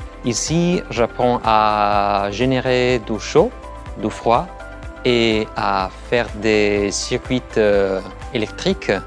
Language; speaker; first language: French; non-native, fluent; Italian